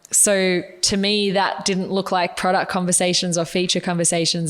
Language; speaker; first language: English; native; English